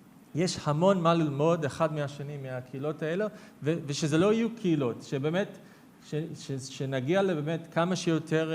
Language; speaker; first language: Hebrew; non-native, fluent; English